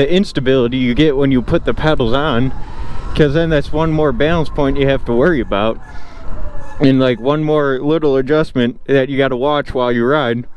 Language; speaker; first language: English; native; English